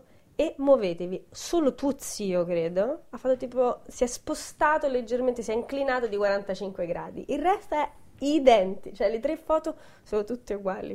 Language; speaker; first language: Italian; native; Italian